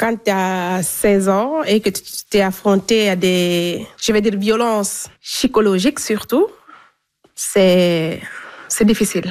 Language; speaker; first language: French; non-native, local second language; Fula